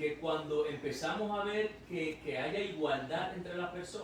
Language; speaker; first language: Spanish; native; Spanish